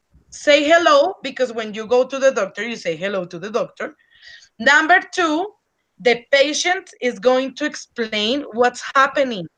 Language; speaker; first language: English; non-native, fluent; Spanish